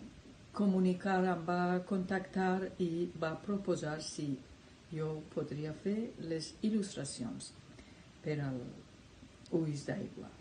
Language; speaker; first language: Catalan; non-native, fluent; Persian